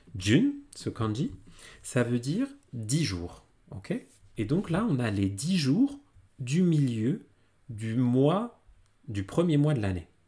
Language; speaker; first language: French; native; French